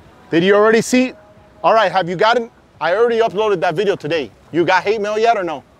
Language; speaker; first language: English; early bilingual, other home language; Spanish